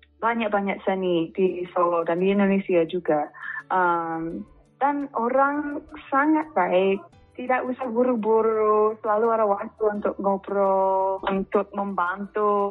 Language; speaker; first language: Indonesian; non-native, fluent; English